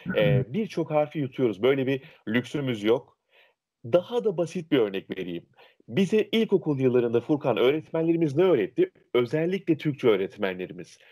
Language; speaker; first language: Turkish; native; Turkish